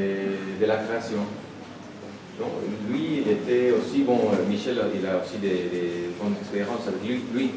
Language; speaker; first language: French; non-native, fluent; Spanish